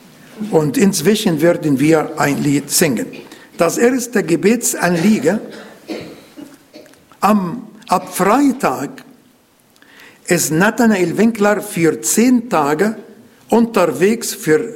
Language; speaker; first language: German; non-native, learner; Arabic